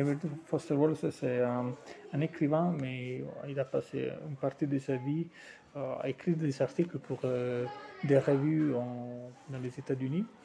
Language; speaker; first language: French; non-native, fluent; Italian